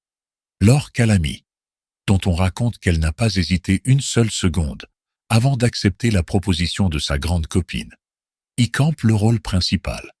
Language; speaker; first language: French; native; French